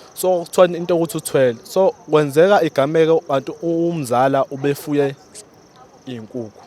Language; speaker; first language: Zulu; native; Zulu